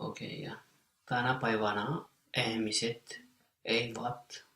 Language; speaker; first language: Finnish; non-native, learner; English